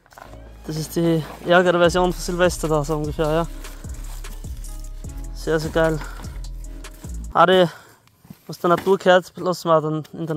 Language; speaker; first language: German; native; German